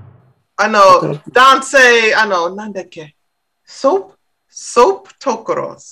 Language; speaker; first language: Japanese; non-native, learner; English